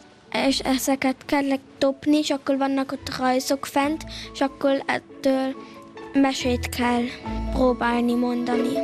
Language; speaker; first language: Hungarian; early bilingual, heritage; Hungarian